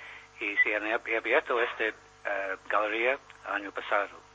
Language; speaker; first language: Spanish; non-native, learner; English